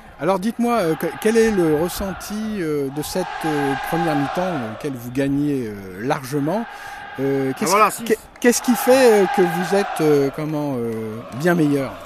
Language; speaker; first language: French; native; French